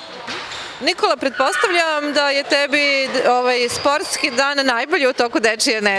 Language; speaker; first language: Serbian; native; Serbian